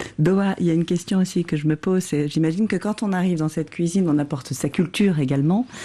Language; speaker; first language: French; native; French